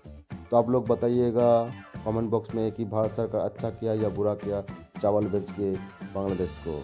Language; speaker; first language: Hindi; non-native, local second language; Bangla